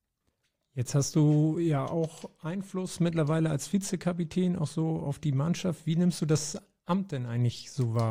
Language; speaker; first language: German; native; German